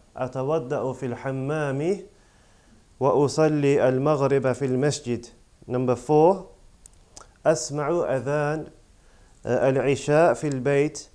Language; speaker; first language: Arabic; non-native, fluent; English